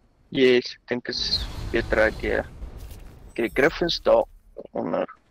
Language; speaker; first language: English; non-native, local second language; Afrikaans